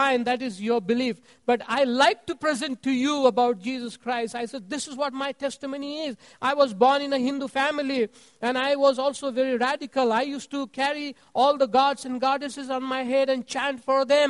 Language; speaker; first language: English; non-native, local second language; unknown